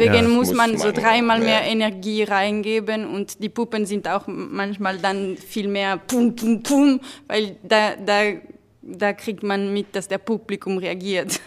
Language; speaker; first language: German; non-native, fluent; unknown